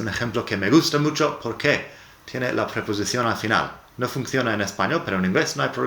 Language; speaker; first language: Spanish; non-native, fluent; English